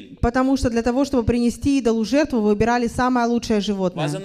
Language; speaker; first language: Russian; native; Russian